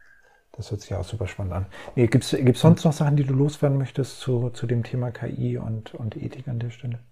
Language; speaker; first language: German; native; German